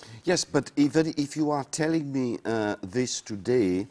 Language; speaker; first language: English; non-native, local second language; Seselwa Creole French